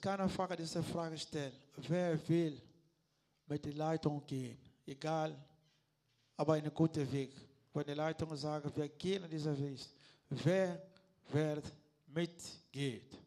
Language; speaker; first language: German; non-native, learner; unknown